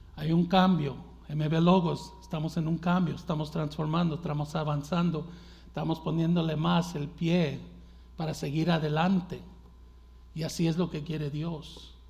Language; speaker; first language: Spanish; early bilingual, heritage; Spanish